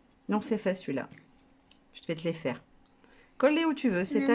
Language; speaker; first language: French; native; French